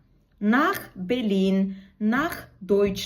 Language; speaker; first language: German; non-native, fluent; Georgian